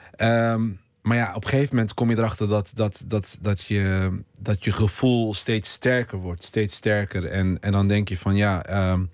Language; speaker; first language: Dutch; native; Dutch